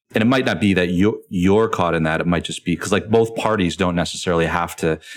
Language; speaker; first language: English; native; English